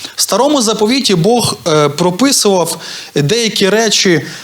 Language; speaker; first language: Ukrainian; non-native, local second language; Russian